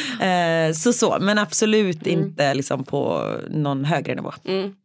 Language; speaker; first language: Swedish; native; Swedish